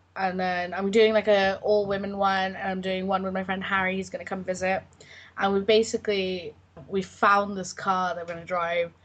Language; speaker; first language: English; native; English